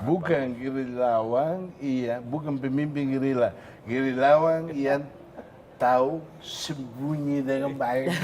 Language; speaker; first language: Indonesian; non-native, fluent; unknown